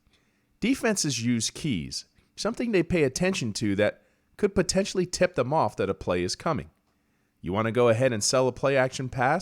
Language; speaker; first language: English; native; English